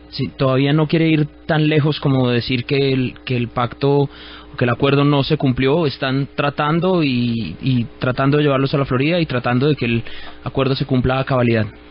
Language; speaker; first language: Spanish; native; Spanish